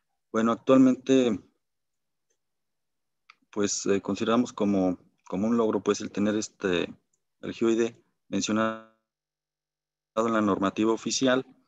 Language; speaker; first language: Spanish; native; Spanish